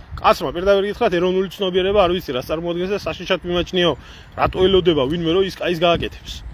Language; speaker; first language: Georgian; native; Georgian